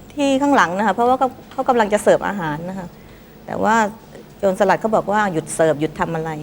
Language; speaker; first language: Thai; native; Thai